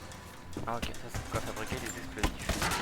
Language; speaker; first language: French; native; French